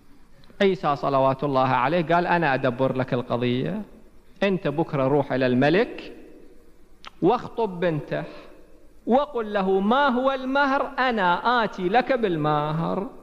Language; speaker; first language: Arabic; native; Arabic